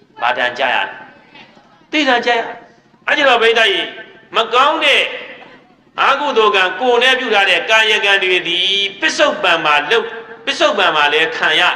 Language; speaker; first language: Burmese; native; Burmese